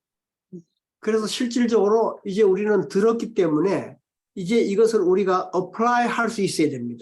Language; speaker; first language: Korean; native; Korean